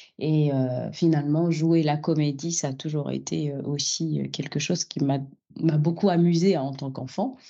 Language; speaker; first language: French; non-native, local second language; Arabic